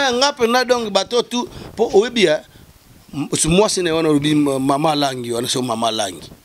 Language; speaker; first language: French; non-native, local second language; Lingala